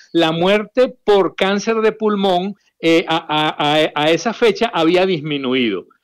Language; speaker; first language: Spanish; native; Spanish